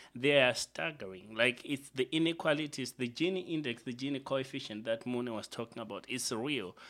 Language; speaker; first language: English; non-native, local second language; Shona